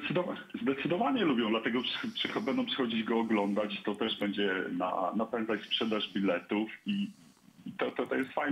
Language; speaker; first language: Polish; native; Polish